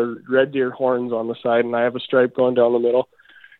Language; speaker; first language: English; native; English